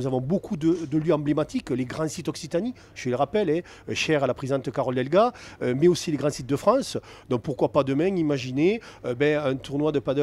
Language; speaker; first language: French; native; French